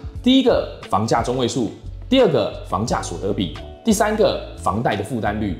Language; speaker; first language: Chinese; native; Chinese